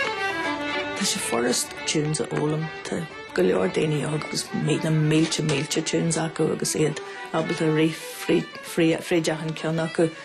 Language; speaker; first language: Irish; non-native, local second language; English